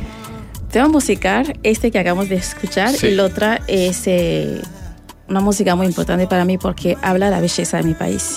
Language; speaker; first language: Spanish; non-native, fluent; Rundi